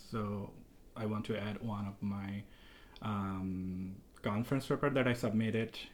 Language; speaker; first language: English; non-native, local second language; Bangla